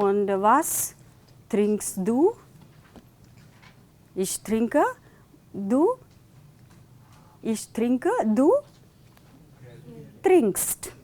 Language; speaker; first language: German; non-native, fluent; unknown